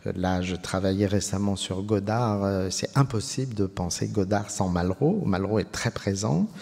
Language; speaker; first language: French; native; French